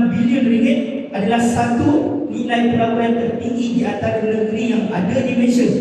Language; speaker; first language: Malay; native; Malay